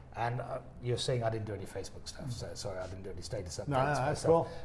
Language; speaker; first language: English; native; English